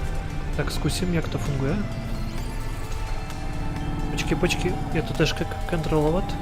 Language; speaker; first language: Czech; non-native, learner; Ukrainian